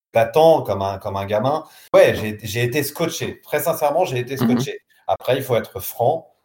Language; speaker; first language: French; native; French